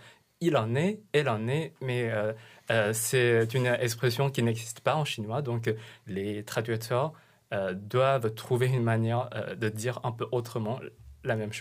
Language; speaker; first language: French; non-native, fluent; Chinese